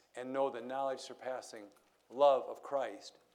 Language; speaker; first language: English; native; English